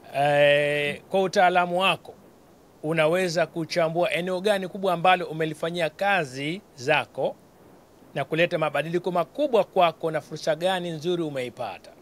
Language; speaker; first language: Swahili; native; Swahili